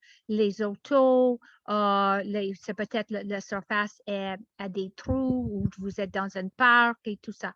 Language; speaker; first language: French; non-native, learner; English